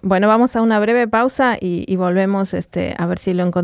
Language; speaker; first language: Spanish; native; Spanish